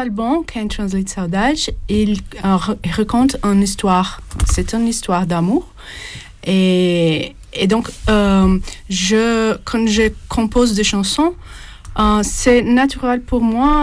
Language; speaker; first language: French; non-native, fluent; Portuguese